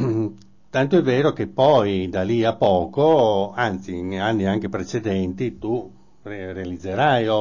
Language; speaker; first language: Italian; native; Italian